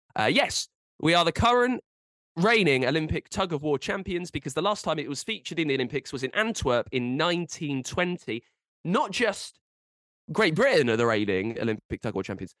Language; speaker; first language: English; native; English